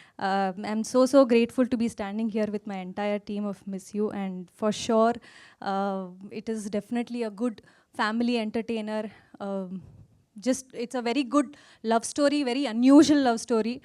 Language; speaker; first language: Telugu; non-native, learner; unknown